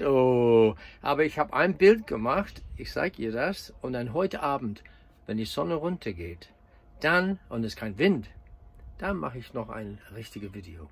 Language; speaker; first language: German; non-native, fluent; English